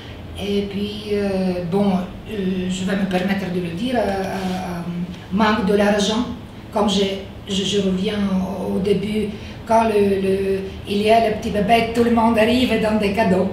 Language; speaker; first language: French; non-native, fluent; Bulgarian